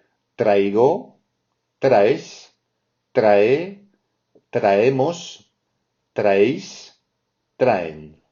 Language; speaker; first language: Spanish; non-native, fluent; French